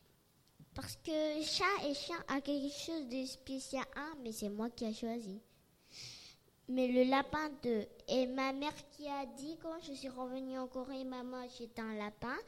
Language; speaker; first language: French; non-native, learner; Korean